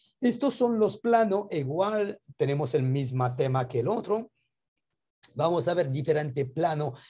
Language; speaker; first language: Spanish; non-native, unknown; French